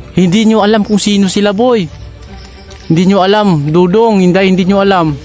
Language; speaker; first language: Filipino; non-native, local second language; Cebuano